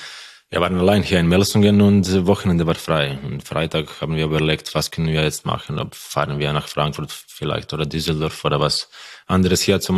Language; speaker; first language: German; non-native, learner; Croatian